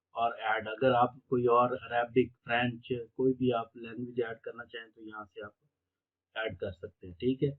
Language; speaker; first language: Urdu; non-native, local second language; Punjabi